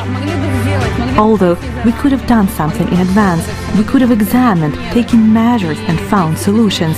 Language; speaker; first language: English; non-native, fluent; Vietnamese